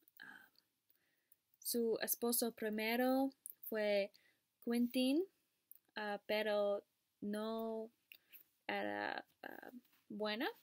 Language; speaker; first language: Spanish; non-native, learner; English